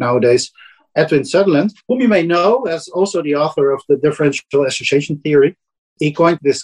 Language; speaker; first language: English; non-native, fluent; Dutch